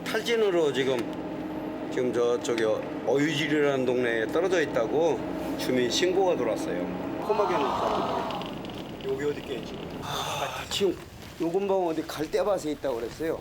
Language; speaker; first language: Korean; native; Korean